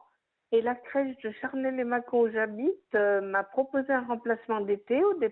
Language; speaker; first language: French; native; French